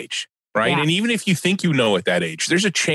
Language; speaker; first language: English; native; English